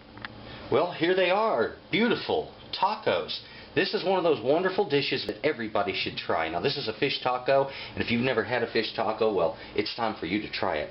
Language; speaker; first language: English; native; English